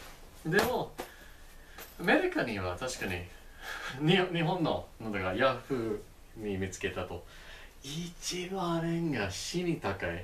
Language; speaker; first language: Japanese; non-native, fluent; English